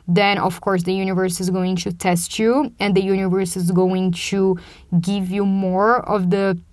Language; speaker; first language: English; non-native, fluent; Portuguese